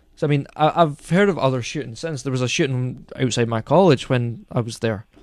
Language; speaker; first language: English; native; English